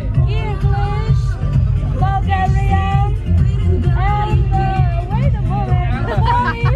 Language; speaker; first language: English; non-native, learner; Gagauz